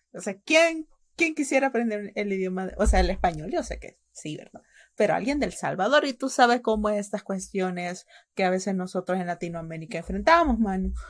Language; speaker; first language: Spanish; native; Spanish